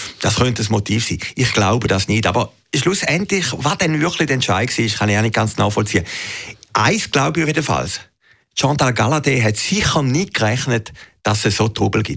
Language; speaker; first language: German; native; German